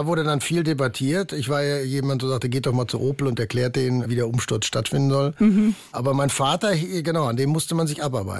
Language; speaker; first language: German; native; German